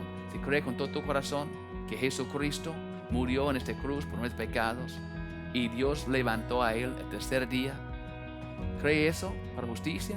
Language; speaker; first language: Spanish; non-native, fluent; English